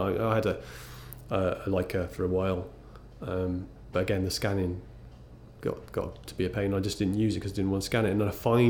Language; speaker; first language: English; native; English